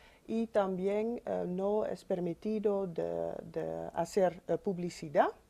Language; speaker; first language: Spanish; non-native, fluent; Dutch